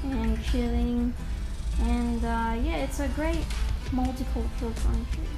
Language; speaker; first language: English; native; English